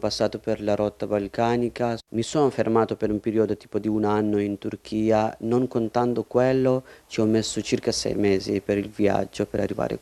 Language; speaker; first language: Italian; non-native, fluent; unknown